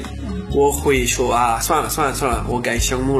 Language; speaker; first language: Chinese; non-native, learner; French